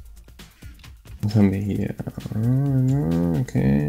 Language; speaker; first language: German; native; German